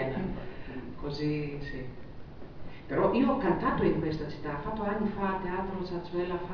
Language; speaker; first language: Italian; non-native, fluent; Greek